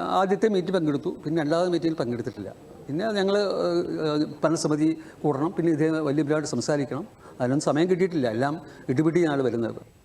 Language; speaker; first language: Malayalam; native; Malayalam